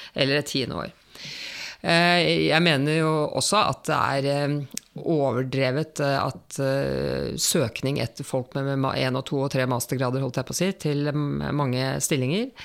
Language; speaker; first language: Norwegian; native; Norwegian